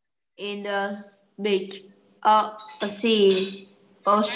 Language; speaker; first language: English; non-native, learner; Vietnamese